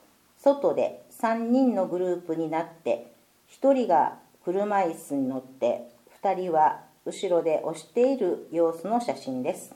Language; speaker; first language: Japanese; native; Japanese